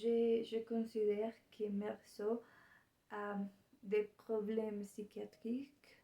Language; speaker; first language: French; non-native, learner; Spanish